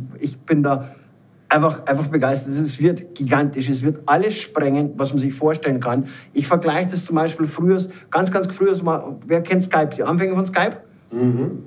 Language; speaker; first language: German; native; German